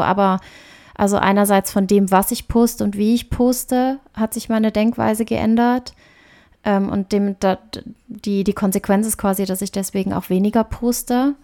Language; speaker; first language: German; native; German